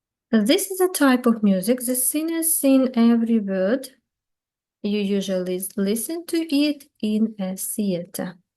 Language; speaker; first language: English; non-native, fluent; Ukrainian